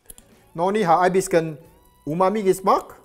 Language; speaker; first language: German; non-native, learner; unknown